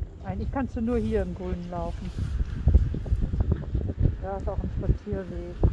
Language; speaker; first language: German; native; German